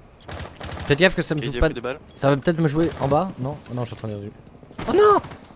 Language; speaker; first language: French; native; French